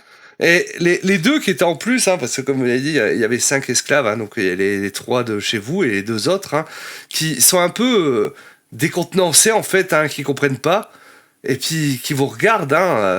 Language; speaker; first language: French; native; French